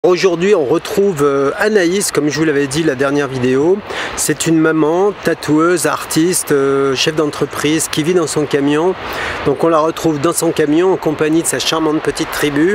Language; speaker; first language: French; native; French